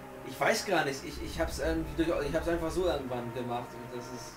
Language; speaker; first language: German; native; German